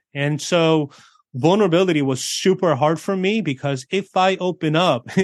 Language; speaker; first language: English; early bilingual, other home language; Korean